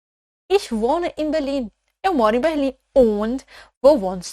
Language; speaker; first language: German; non-native, fluent; Portuguese